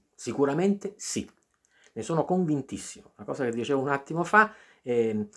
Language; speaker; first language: Italian; native; Italian